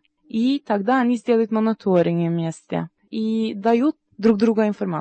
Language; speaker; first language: Russian; non-native, learner; Norwegian